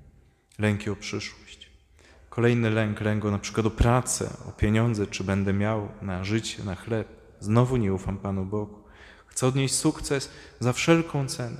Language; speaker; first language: Polish; native; Polish